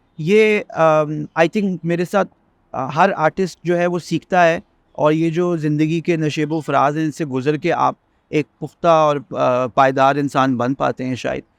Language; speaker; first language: Urdu; native; Urdu